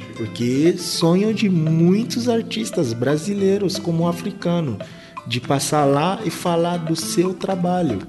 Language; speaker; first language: Portuguese; non-native, fluent; Lingala